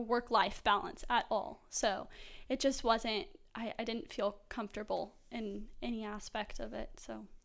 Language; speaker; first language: English; native; English